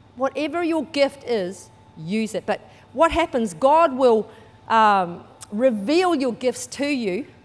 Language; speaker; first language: English; native; English